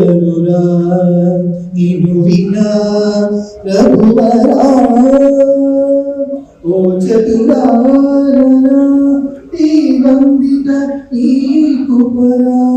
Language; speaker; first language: Telugu; native; Telugu